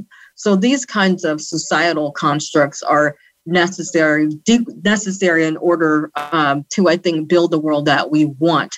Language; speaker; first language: English; native; English